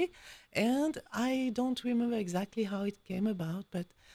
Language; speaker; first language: English; non-native, fluent; French